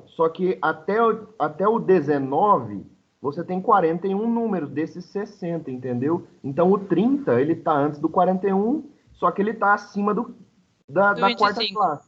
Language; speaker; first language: Portuguese; native; Portuguese